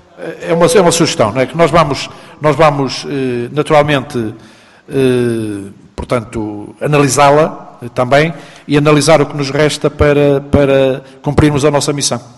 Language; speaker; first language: Portuguese; native; Portuguese